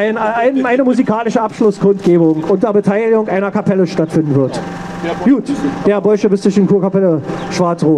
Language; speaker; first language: German; native; German